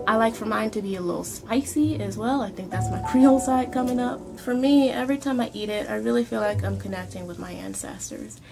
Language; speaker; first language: English; native; English